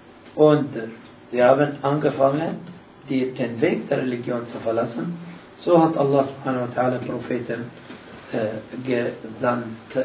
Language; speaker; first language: German; non-native, fluent; Arabic